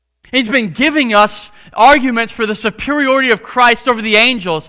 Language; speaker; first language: English; native; English